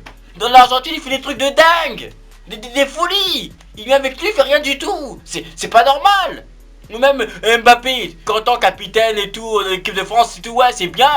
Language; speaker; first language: French; native; French